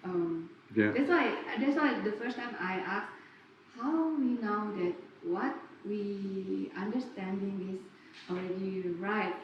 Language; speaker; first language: English; non-native, learner; Indonesian